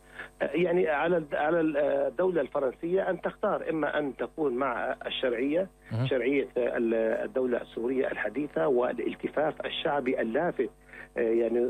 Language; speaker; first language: Arabic; native; Arabic